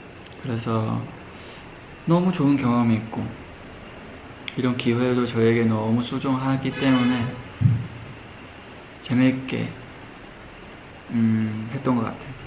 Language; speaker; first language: Korean; non-native, fluent; Chinese